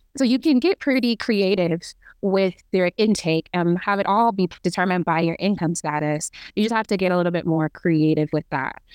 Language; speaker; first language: English; native; English